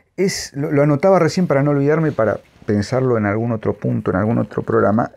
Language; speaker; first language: Spanish; native; Spanish